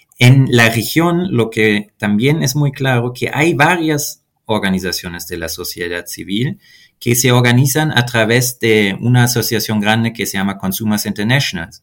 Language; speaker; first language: Spanish; non-native, fluent; German